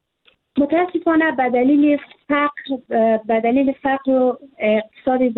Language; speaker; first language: Persian; native; Persian